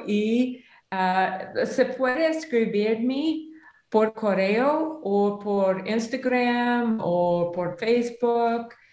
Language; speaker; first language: Spanish; non-native, learner; English